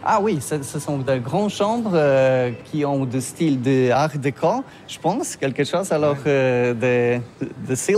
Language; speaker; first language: French; non-native, learner; Polish